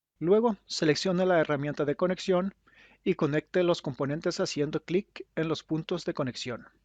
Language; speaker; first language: Spanish; non-native, fluent; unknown